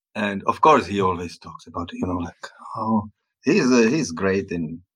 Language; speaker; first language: English; non-native, fluent; Czech